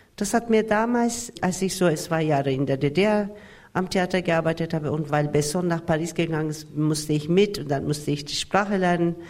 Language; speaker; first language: German; non-native, fluent; Turkish